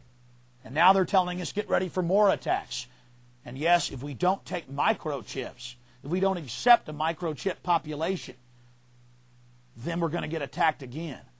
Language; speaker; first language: English; native; English